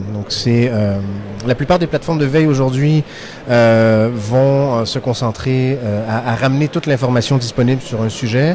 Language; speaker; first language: French; native; French